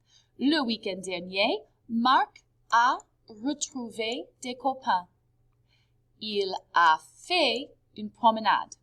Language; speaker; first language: French; non-native, fluent; English